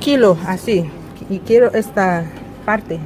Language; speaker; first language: Spanish; non-native, fluent; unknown